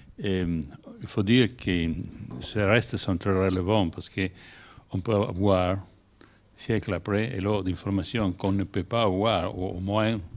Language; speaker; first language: French; non-native, learner; Italian